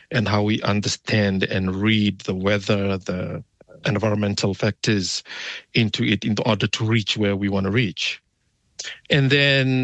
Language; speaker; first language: English; non-native, fluent; Fijian